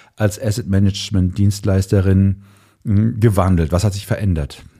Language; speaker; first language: German; native; German